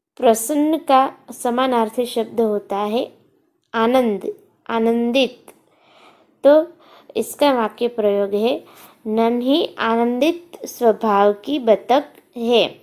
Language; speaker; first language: Hindi; non-native, local second language; Gujarati